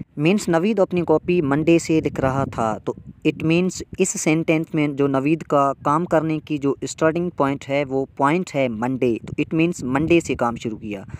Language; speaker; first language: Urdu; non-native, local second language; Sindhi